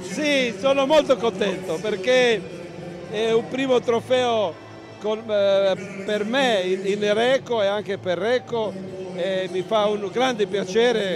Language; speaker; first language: Italian; non-native, fluent; Croatian